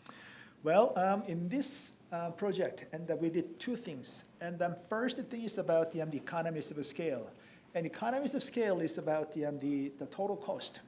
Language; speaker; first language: English; non-native, fluent; Korean